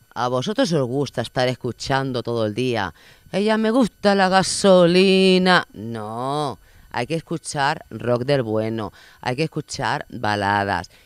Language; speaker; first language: Spanish; non-native, local second language; Catalan